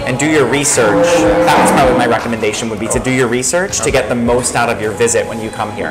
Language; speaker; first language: English; native; English